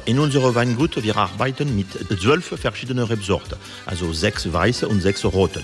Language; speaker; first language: German; non-native, fluent; French